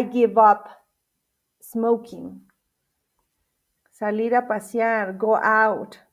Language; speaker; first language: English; non-native, fluent; Spanish